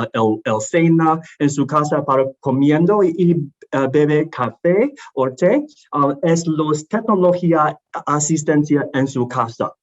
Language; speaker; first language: Spanish; non-native, learner; English